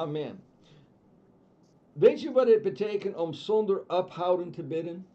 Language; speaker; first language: Dutch; non-native, fluent; English